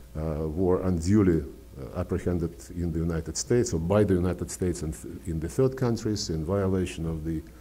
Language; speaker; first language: English; non-native, fluent; Russian